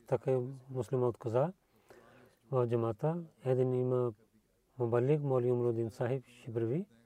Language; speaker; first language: Bulgarian; non-native, learner; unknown